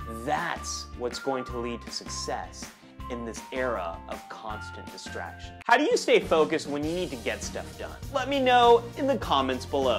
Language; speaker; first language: English; native; English